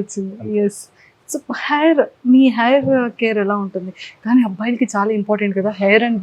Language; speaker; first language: Telugu; native; Telugu